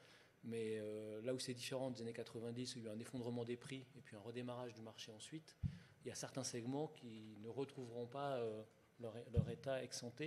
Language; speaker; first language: French; native; French